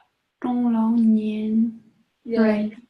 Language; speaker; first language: Chinese; non-native, learner; English